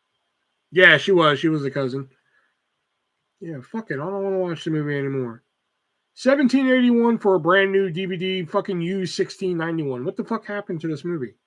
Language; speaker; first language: English; native; English